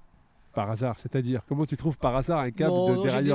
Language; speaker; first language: French; native; French